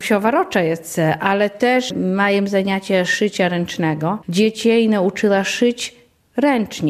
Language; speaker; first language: Polish; non-native, local second language; Belarusian